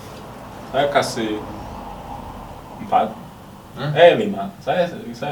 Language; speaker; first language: Indonesian; non-native, learner; English